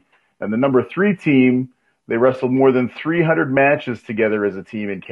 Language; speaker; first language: English; native; English